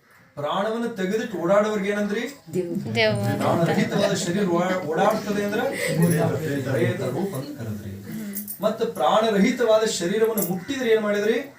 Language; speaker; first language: Kannada; native; Kannada